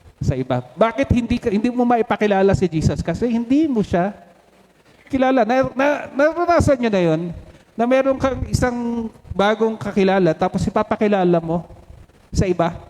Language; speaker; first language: Filipino; native; Filipino